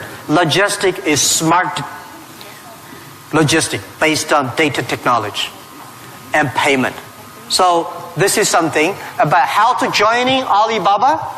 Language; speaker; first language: English; non-native, fluent; Chinese